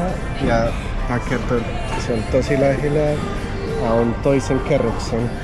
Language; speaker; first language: Finnish; non-native, learner; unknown